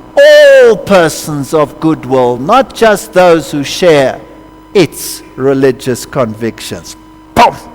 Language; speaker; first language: English; non-native, local second language; Afrikaans